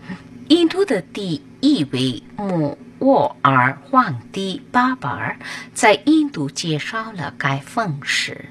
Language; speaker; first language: Chinese; non-native, fluent; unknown